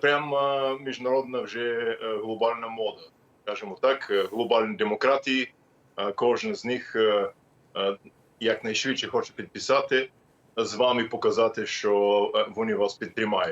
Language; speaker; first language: Ukrainian; non-native, fluent; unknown